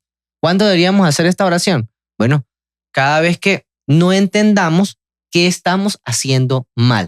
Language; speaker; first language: Spanish; native; Spanish